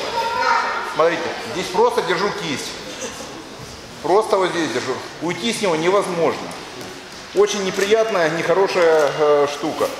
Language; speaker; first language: Russian; native; Russian